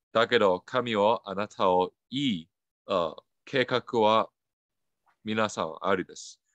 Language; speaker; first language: Japanese; non-native, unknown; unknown